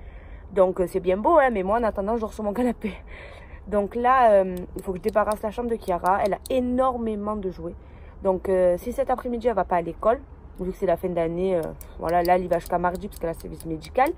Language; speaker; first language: French; native; French